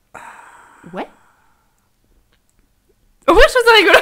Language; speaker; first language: French; native; French